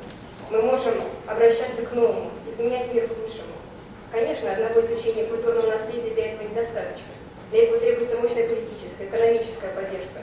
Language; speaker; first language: Russian; native; Russian